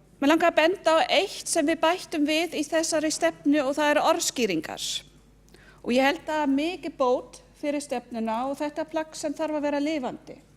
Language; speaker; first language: Icelandic; non-native, fluent; German